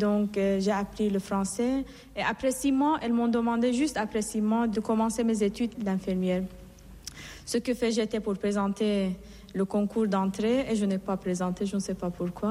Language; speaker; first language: French; non-native, fluent; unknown